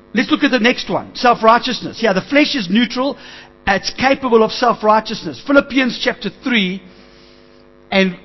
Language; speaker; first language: English; native; English